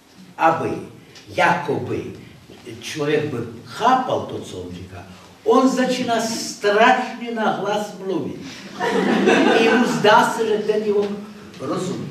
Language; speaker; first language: Czech; non-native, learner; Russian